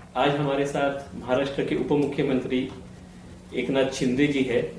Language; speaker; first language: Hindi; non-native, local second language; Marathi